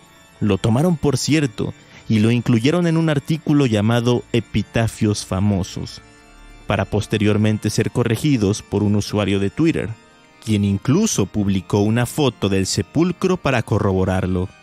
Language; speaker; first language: Spanish; native; Spanish